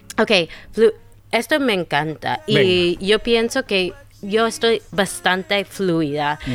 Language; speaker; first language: Spanish; non-native, fluent; English